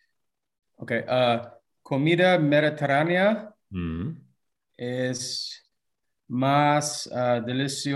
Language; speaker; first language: Spanish; non-native, learner; English